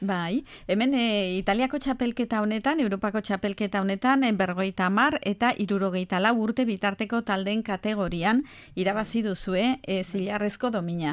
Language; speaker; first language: Basque; native; Basque